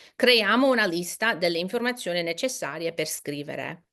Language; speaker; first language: Italian; non-native, fluent; English